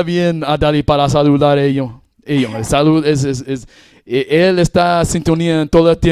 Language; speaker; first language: Spanish; non-native, learner; English